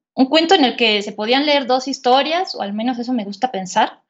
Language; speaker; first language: Spanish; native; Spanish